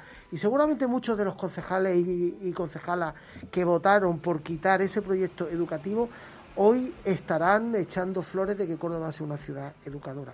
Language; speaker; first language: Spanish; native; Spanish